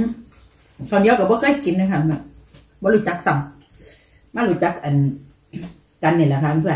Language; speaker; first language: German; non-native, learner; Thai